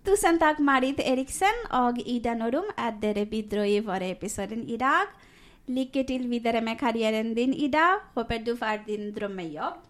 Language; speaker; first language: Norwegian; non-native, fluent; Bangla